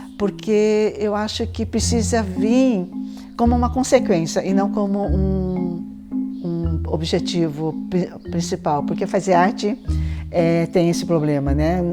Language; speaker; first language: Portuguese; early bilingual, other home language; Chinese